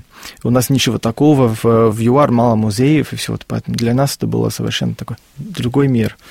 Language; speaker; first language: Russian; non-native, fluent; Afrikaans